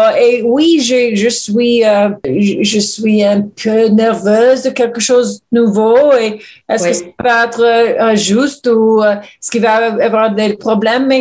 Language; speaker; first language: French; non-native, learner; English